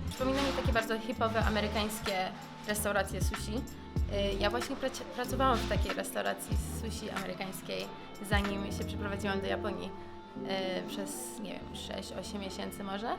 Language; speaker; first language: Polish; early bilingual, heritage; English